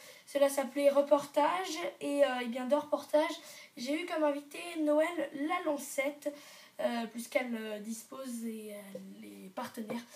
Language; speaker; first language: French; native; French